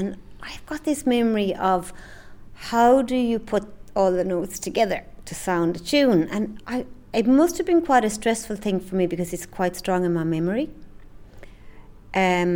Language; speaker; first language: English; native; English